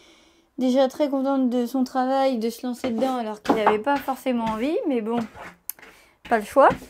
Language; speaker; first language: French; native; French